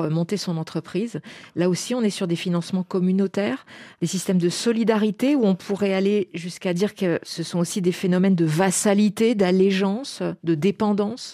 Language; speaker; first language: French; native; French